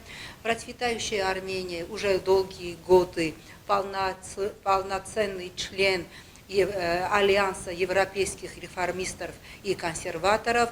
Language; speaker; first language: Russian; non-native, local second language; Armenian